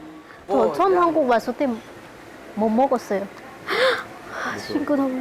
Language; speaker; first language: Korean; non-native, local second language; Lao